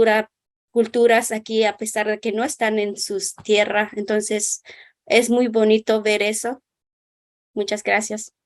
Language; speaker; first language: Spanish; non-native, local second language; Kʼicheʼ